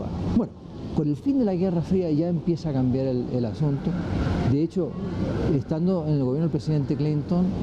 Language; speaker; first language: Spanish; native; Spanish